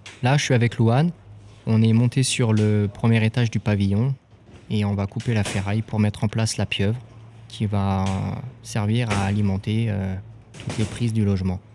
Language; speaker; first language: French; native; French